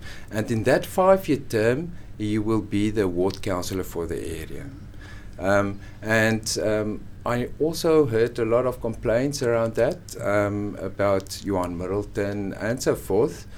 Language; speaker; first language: English; non-native, local second language; Afrikaans